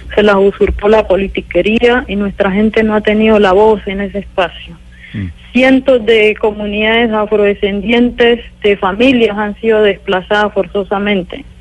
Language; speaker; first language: Spanish; native; Spanish